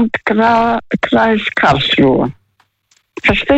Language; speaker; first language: German; non-native, fluent; Russian